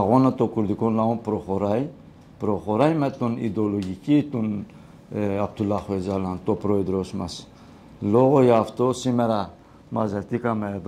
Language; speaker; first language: Greek; non-native, learner; Kurdish